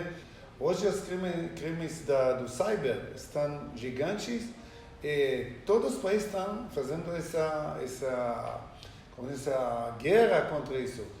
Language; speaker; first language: Portuguese; non-native, learner; Hebrew